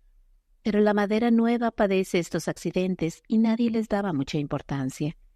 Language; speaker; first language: Spanish; native; Spanish